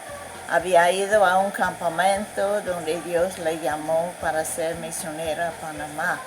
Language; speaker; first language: Spanish; non-native, fluent; English